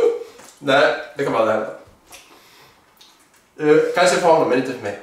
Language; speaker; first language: Swedish; native; Swedish